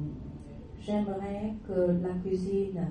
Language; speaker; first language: French; non-native, learner; Vietnamese